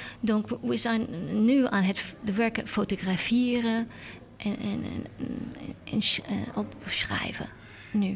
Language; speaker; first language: Dutch; non-native, learner; English